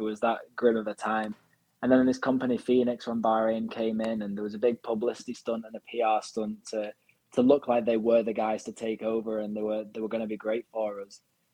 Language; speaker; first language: English; native; English